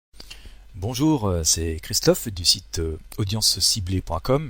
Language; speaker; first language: French; native; French